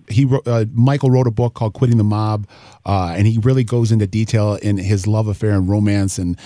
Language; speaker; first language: English; native; English